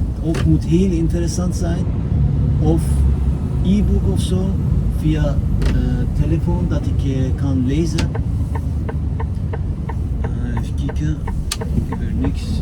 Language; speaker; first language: Dutch; non-native, fluent; Turkish